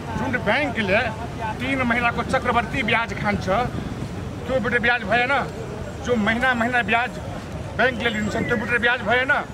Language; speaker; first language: Nepali; non-native, local second language; Maithili